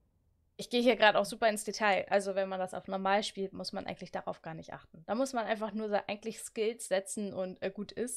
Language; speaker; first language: German; native; German